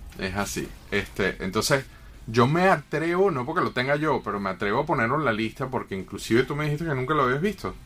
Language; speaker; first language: Spanish; native; Spanish